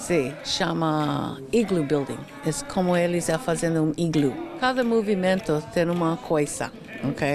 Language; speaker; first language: Portuguese; non-native, learner; English